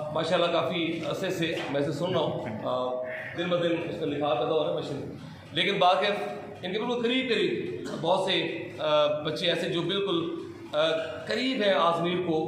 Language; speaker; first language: Urdu; non-native, local second language; Punjabi